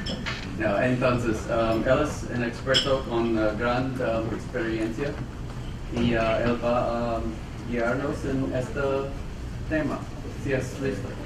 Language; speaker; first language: Spanish; non-native, fluent; English